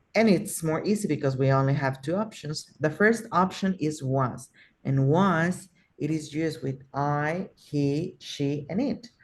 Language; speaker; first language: English; non-native, fluent; Spanish